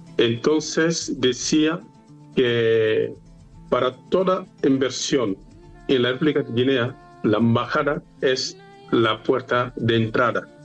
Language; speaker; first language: Spanish; non-native, fluent; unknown